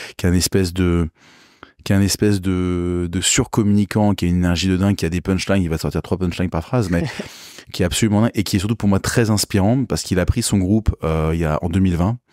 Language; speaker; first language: French; native; French